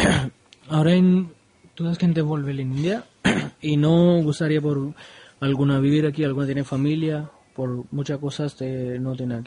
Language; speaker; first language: Spanish; non-native, learner; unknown